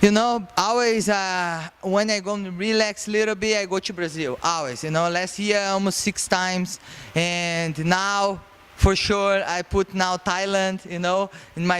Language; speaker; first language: English; non-native, learner; Portuguese